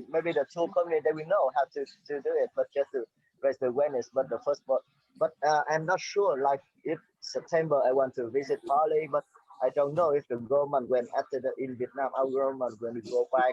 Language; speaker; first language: English; non-native, fluent; Vietnamese